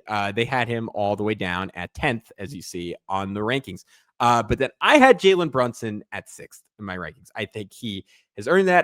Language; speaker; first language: English; native; English